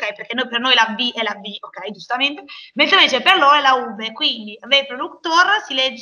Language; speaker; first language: Italian; native; Italian